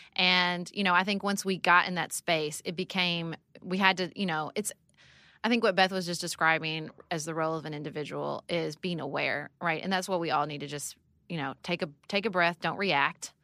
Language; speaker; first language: English; native; English